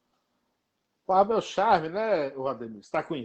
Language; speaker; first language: Portuguese; native; Portuguese